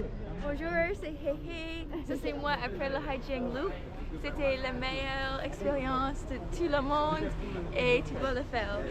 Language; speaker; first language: French; non-native, learner; English